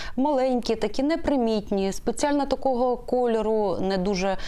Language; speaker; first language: Ukrainian; native; Ukrainian